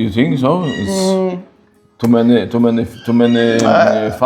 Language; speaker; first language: English; non-native, learner; Polish